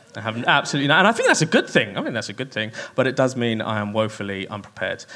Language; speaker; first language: English; native; English